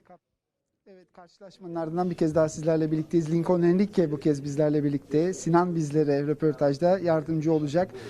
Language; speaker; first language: Turkish; native; Turkish